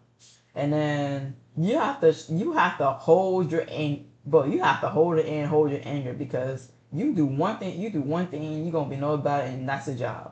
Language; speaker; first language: English; native; English